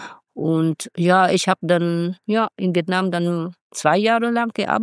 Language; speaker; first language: German; non-native, fluent; Vietnamese